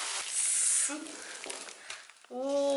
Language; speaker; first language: Japanese; native; Japanese